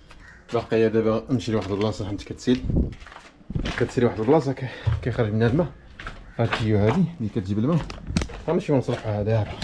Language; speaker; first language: Arabic; native; Arabic